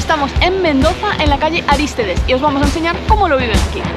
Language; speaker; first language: Spanish; native; Spanish